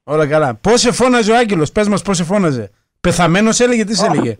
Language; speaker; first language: Greek; native; Greek